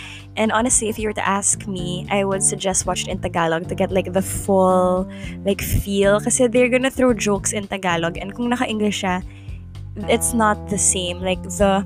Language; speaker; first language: English; non-native, local second language; Filipino